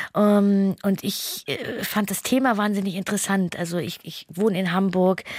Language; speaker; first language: German; native; German